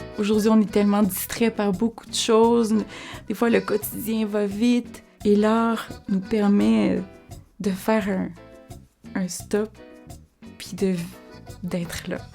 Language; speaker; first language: French; early bilingual, other home language; Spanish